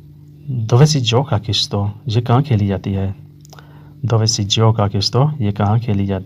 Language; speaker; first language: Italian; non-native, learner; Urdu